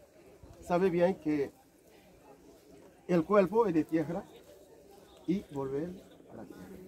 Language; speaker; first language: Spanish; non-native, learner; Haitian Creole